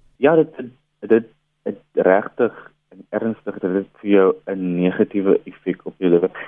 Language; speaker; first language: Afrikaans; native; Afrikaans